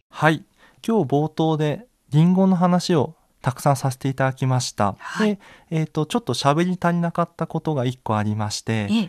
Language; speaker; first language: Japanese; native; Japanese